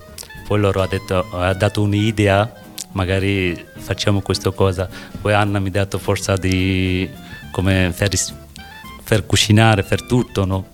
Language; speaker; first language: Italian; non-native, learner; Bangla